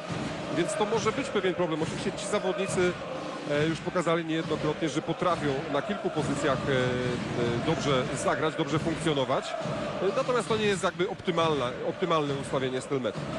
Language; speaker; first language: Polish; native; Polish